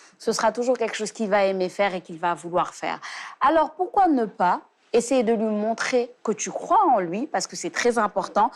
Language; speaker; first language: French; non-native, local second language; Wolof